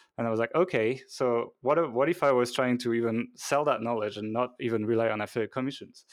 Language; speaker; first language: English; non-native, fluent; French